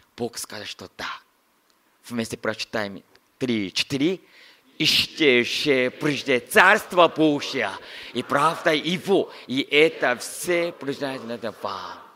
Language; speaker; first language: Russian; non-native, learner; Korean